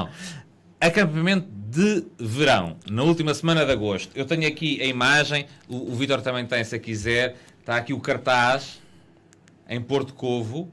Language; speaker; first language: Portuguese; native; Portuguese